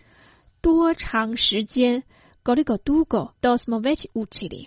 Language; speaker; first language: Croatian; non-native, fluent; Chinese